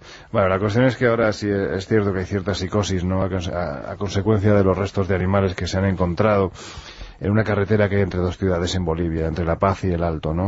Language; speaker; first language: Spanish; native; Spanish